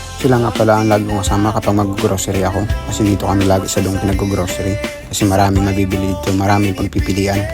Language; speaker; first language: Filipino; non-native, local second language; Bikol